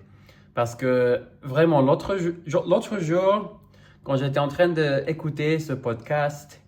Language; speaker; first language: French; non-native, fluent; English